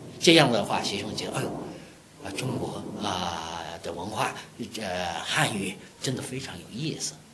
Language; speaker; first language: Chinese; native; Chinese